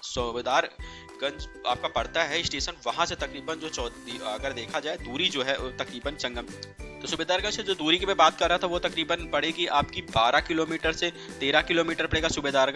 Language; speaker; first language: Hindi; native; Hindi